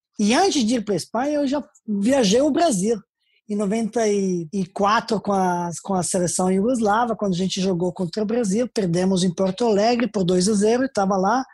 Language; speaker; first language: Portuguese; non-native, fluent; Serbian